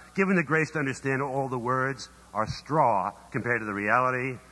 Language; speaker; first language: English; native; English